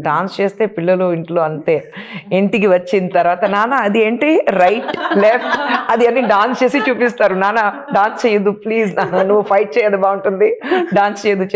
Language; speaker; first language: Telugu; non-native, fluent; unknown